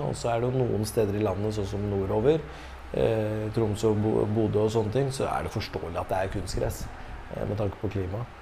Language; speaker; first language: Norwegian; early bilingual, other home language; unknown